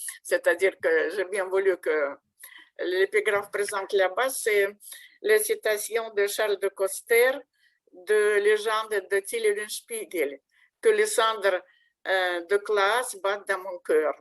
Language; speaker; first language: French; non-native, fluent; Russian